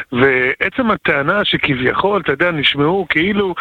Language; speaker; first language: Hebrew; native; Hebrew